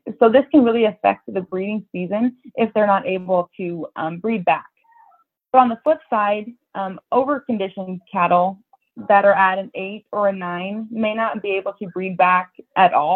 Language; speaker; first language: English; native; English